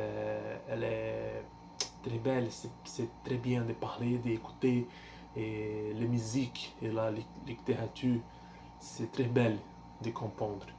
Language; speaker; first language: French; non-native, learner; Portuguese